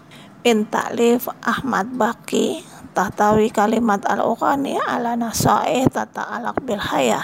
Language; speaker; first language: Arabic; non-native, learner; Indonesian